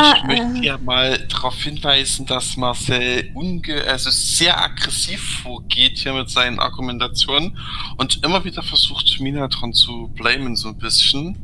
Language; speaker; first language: German; native; German